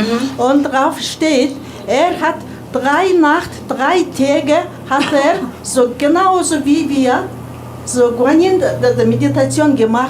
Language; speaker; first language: German; non-native, learner; Mongolian